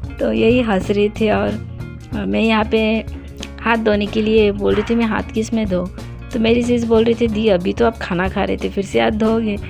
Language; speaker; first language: Hindi; non-native, local second language; Bangla